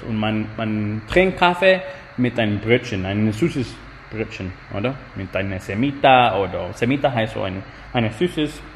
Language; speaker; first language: German; non-native, fluent; Spanish